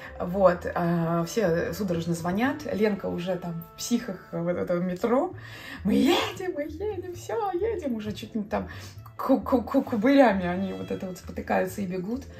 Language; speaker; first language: Russian; non-native, local second language; Latvian